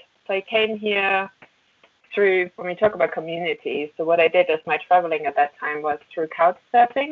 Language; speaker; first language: English; non-native, fluent; German